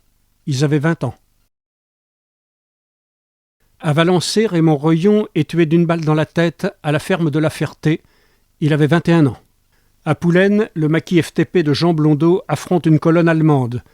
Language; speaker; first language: French; native; French